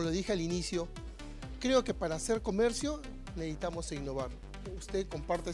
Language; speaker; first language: Spanish; native; Spanish